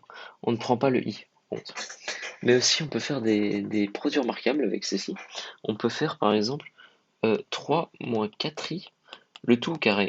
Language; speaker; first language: French; native; French